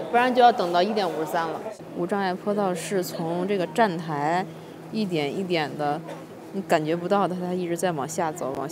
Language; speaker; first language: Chinese; native; Chinese